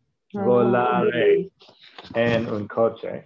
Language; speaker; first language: Spanish; non-native, learner; English